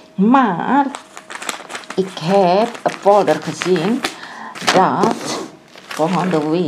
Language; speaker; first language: Dutch; non-native, learner; Indonesian